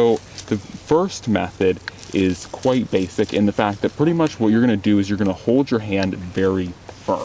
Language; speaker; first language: English; native; English